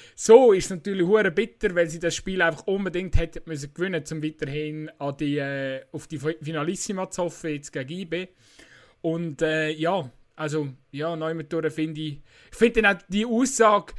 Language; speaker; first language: German; native; German